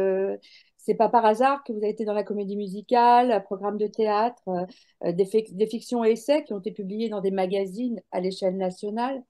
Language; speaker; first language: French; native; French